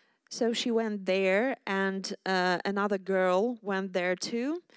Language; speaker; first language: English; non-native, fluent; Ukrainian